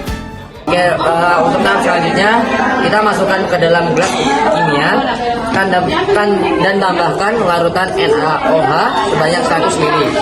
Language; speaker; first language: Indonesian; native; Indonesian